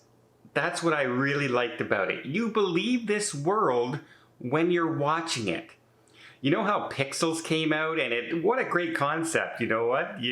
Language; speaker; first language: English; native; English